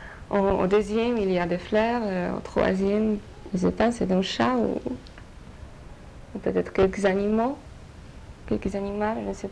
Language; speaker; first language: French; non-native, fluent; Polish